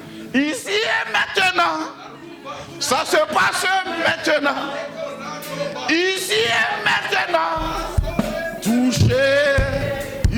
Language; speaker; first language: French; native; French